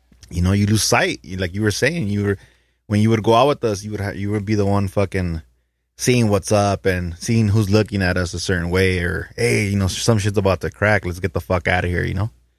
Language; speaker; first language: English; early bilingual, other home language; Spanish